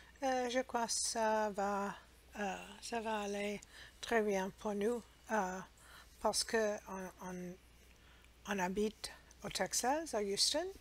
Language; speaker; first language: French; non-native, learner; English